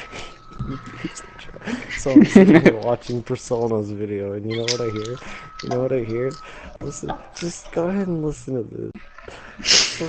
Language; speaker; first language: English; native; English